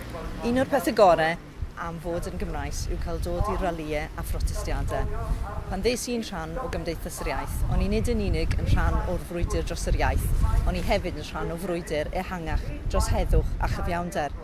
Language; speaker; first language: Welsh; native; Welsh